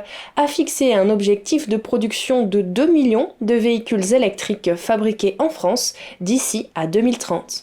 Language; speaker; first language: French; native; French